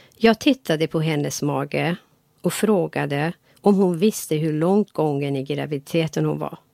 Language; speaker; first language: Swedish; non-native, fluent; Persian